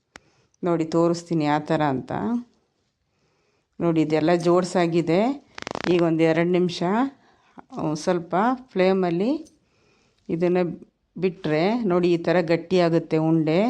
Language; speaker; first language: Kannada; native; Kannada